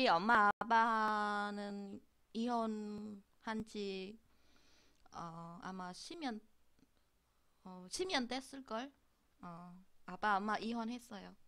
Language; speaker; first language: Korean; non-native, learner; Vietnamese